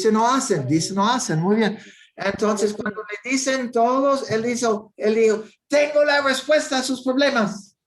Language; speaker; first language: Spanish; non-native, fluent; English